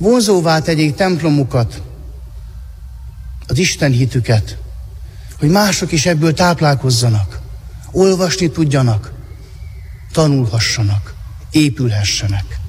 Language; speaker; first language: Hungarian; native; Hungarian